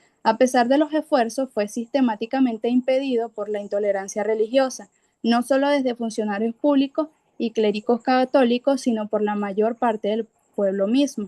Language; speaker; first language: Spanish; native; Spanish